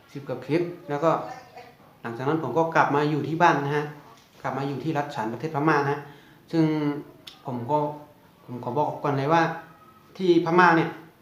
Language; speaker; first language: Thai; non-native, fluent; Shan